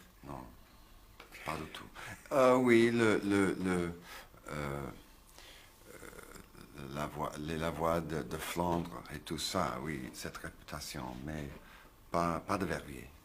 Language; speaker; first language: French; non-native, learner; English